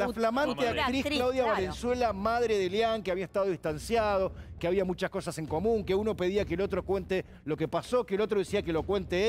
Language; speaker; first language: Spanish; native; Spanish